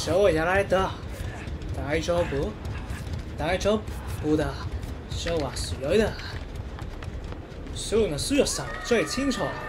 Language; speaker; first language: Japanese; non-native, learner; Chinese